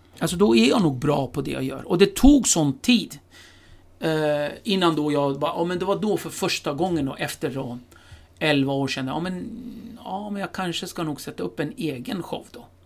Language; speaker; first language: Swedish; early bilingual, other home language; Kurdish